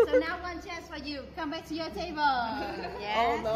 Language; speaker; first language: English; non-native, learner; Vietnamese